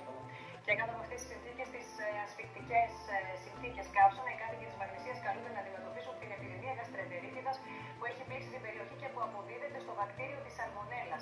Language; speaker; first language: Greek; native; Greek